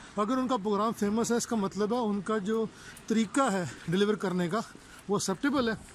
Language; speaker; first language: Urdu; non-native, fluent; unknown